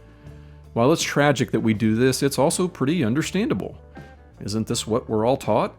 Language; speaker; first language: English; native; English